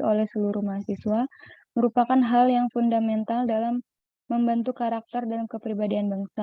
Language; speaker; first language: Indonesian; native; Indonesian